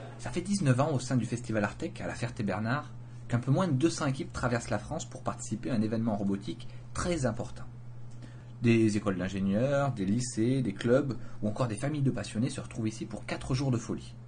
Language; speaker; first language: French; native; French